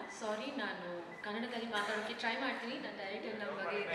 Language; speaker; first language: Kannada; non-native, learner; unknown